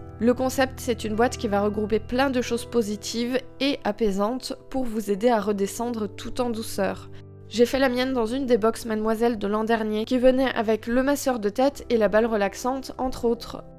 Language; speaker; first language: French; native; French